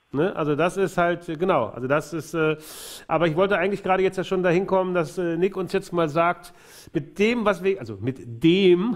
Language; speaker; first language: German; native; German